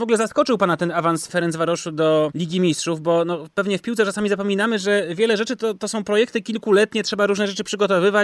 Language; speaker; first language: Polish; native; Polish